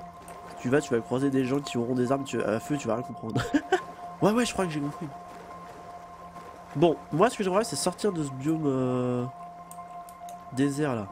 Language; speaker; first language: French; native; French